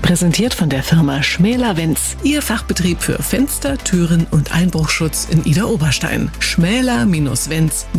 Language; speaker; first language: German; native; German